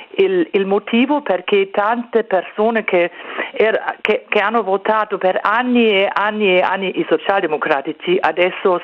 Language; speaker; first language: Italian; non-native, fluent; German